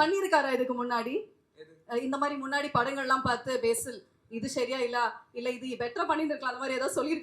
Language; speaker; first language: Tamil; native; Tamil